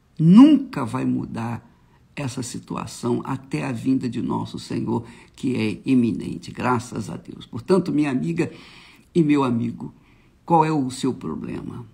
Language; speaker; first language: Portuguese; native; Portuguese